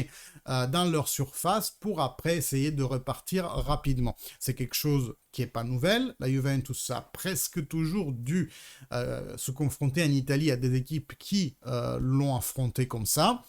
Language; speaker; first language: French; early bilingual, heritage; Italian